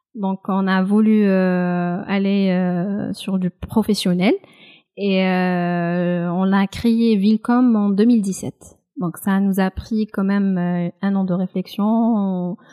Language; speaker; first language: French; non-native, local second language; Kabyle